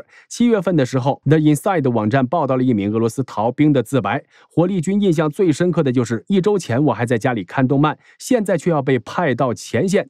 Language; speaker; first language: Chinese; native; Chinese